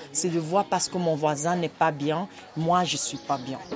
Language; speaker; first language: French; non-native, learner; Igbo